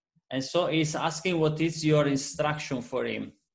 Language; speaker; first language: English; non-native, fluent; Italian